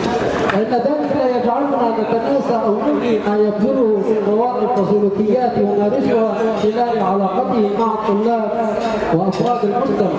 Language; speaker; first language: Arabic; native; Arabic